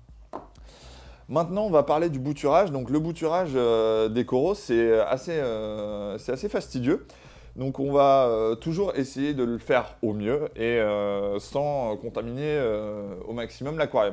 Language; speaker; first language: French; native; French